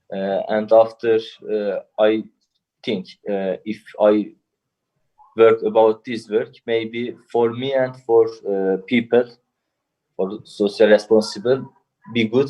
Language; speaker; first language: English; non-native, learner; Turkish